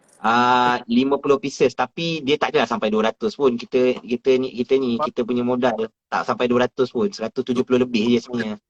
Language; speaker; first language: Malay; native; Malay